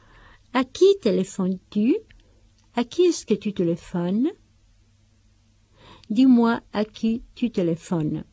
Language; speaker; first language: French; non-native, fluent; Spanish